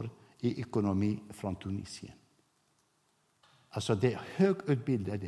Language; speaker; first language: Swedish; non-native, fluent; Arabic